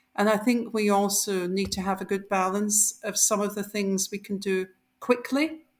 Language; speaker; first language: English; native; English